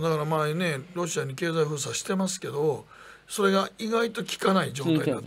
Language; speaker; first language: Japanese; native; Japanese